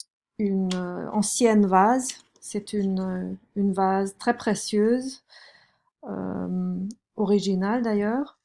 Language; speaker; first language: French; non-native, fluent; German